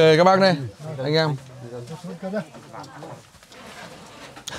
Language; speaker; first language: Vietnamese; native; Vietnamese